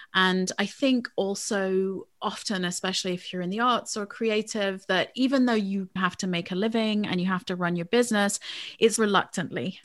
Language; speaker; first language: English; native; English